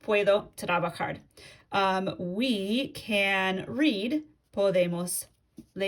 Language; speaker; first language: Spanish; non-native, fluent; English